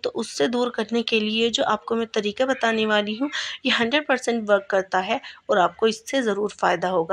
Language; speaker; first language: Hindi; native; Hindi